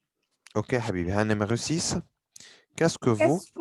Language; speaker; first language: French; non-native, fluent; Arabic